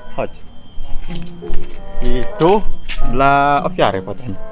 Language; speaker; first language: Polish; non-native, learner; Indonesian